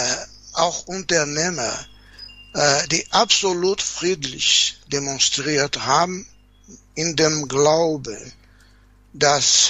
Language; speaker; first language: German; non-native, fluent; Portuguese